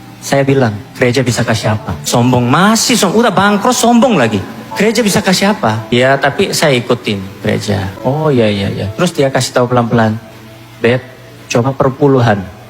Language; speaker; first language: Indonesian; non-native, fluent; Korean